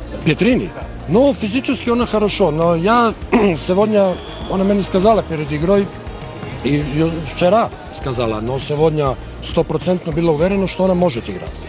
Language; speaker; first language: Russian; non-native, fluent; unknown